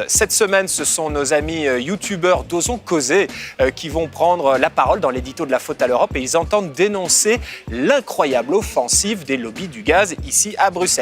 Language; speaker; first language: French; native; French